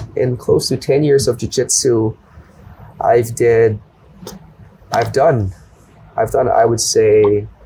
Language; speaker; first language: English; non-native, local second language; Filipino